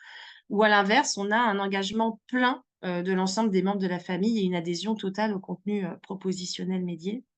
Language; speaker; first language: French; native; French